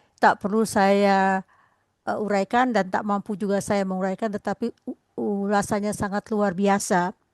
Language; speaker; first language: Malay; non-native, local second language; Minangkabau